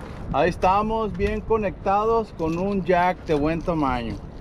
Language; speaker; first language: Spanish; native; Spanish